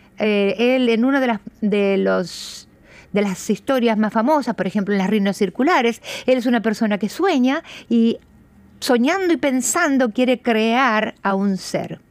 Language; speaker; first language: Spanish; native; Spanish